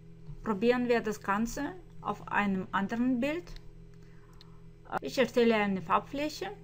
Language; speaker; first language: German; non-native, fluent; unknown